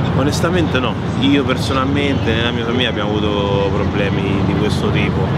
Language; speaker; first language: Italian; early bilingual, other home language; French